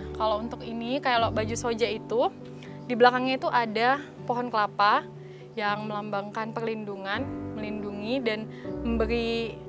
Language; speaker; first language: Indonesian; native; Indonesian